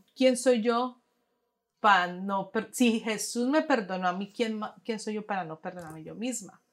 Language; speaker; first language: Spanish; early bilingual, heritage; Spanish